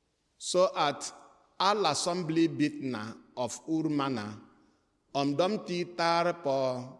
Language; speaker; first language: Swedish; non-native, fluent; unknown